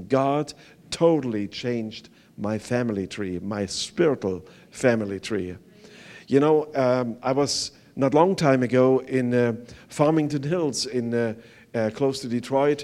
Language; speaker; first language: English; non-native, fluent; German